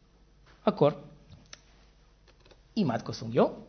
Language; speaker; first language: Hungarian; non-native, fluent; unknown